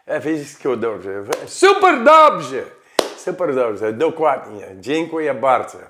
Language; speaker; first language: Polish; non-native, learner; Dutch